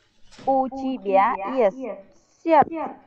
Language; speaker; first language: Russian; non-native, learner; Vietnamese